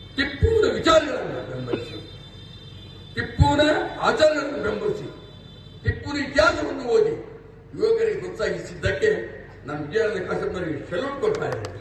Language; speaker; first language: Kannada; non-native, local second language; Urdu